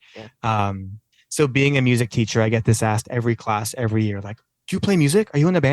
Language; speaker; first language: English; native; English